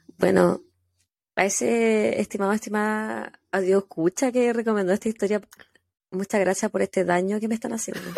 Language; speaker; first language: Spanish; native; Spanish